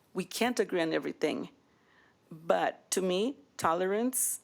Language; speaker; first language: English; early bilingual, other home language; Spanish